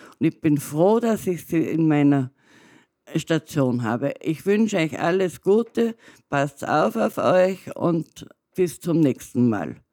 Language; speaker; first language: German; native; German